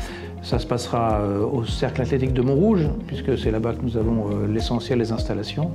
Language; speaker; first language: French; native; French